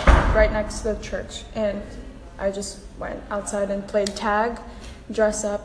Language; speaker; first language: English; non-native, local second language; Filipino